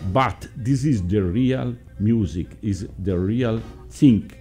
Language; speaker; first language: English; non-native, learner; Italian